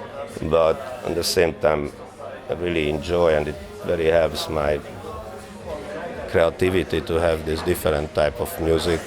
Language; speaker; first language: English; non-native, fluent; Hungarian